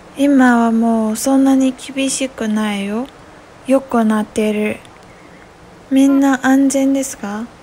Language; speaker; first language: Japanese; non-native, learner; Chinese